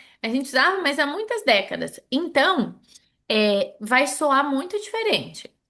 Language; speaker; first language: Portuguese; non-native, fluent; Spanish